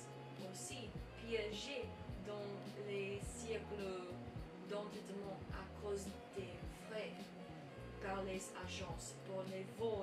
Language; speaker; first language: French; non-native, learner; English